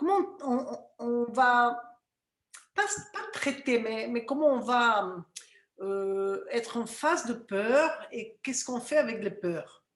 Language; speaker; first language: French; non-native, fluent; Spanish